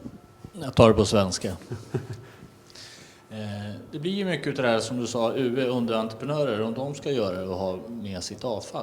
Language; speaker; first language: Swedish; native; Swedish